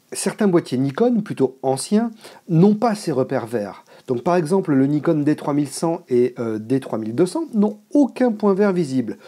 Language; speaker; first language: French; native; French